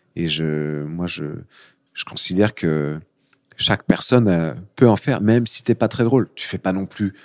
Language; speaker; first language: French; native; French